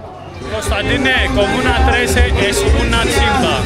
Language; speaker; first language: Spanish; non-native, learner; Greek